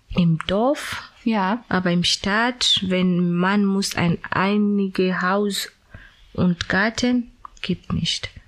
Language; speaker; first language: German; non-native, fluent; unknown